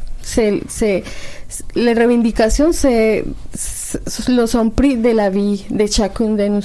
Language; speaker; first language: French; non-native, learner; Spanish